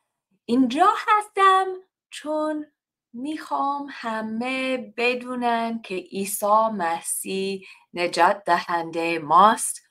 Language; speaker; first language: Persian; non-native, learner; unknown